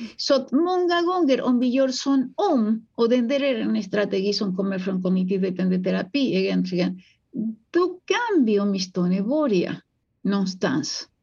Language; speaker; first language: Swedish; non-native, fluent; Spanish